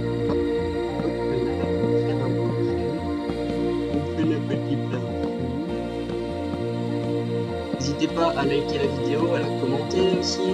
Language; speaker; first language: French; native; French